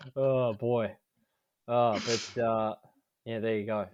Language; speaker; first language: English; native; English